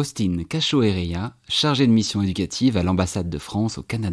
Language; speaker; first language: French; native; French